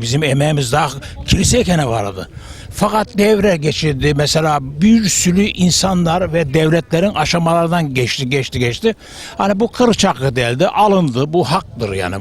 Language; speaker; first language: Turkish; early bilingual, heritage; Turkish